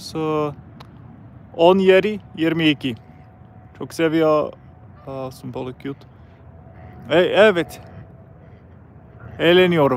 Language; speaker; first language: Turkish; non-native, learner; English